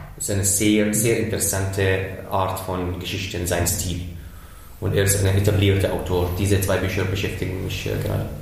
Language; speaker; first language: German; non-native, fluent; Arabic